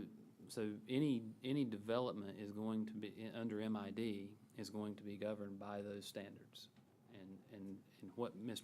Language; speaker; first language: English; native; English